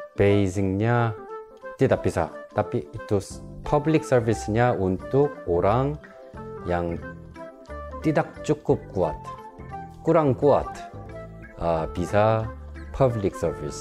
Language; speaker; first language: Indonesian; non-native, local second language; Korean